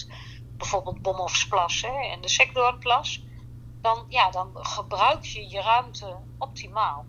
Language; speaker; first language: Dutch; native; Dutch